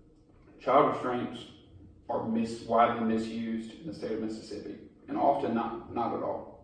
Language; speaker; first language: English; native; English